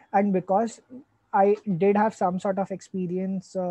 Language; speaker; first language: English; non-native, local second language; Hindi